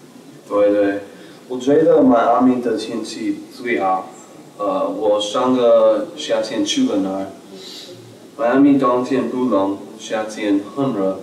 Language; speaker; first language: Chinese; non-native, learner; English